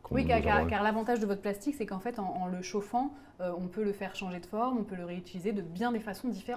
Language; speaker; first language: French; native; French